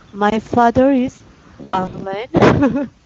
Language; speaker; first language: English; non-native, learner; Armenian